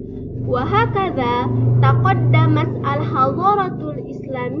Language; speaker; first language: Arabic; non-native, fluent; Indonesian